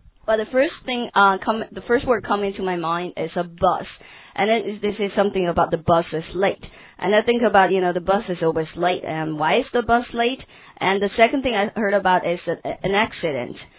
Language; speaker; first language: English; non-native, fluent; Chinese